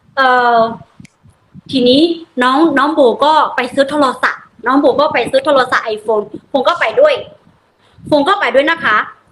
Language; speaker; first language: Thai; non-native, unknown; Burmese